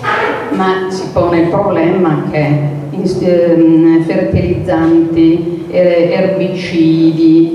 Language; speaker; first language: Italian; native; Italian